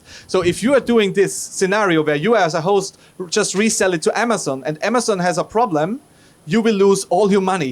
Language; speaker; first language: English; non-native, fluent; German